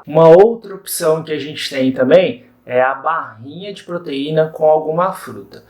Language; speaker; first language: Portuguese; native; Portuguese